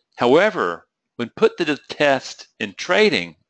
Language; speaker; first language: English; native; English